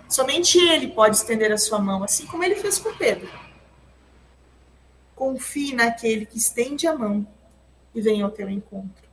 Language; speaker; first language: Portuguese; native; Portuguese